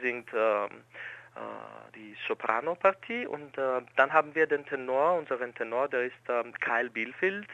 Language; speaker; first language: German; non-native, fluent; Greek